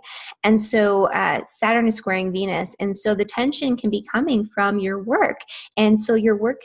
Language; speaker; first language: English; native; English